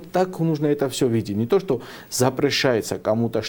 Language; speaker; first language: Russian; non-native, fluent; Georgian